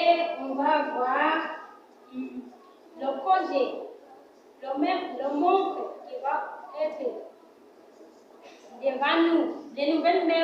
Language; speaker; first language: French; non-native, learner; Portuguese